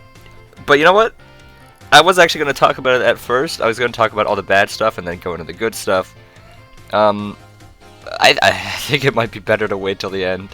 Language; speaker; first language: English; native; English